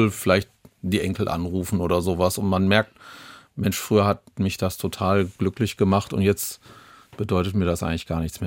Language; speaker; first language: German; native; German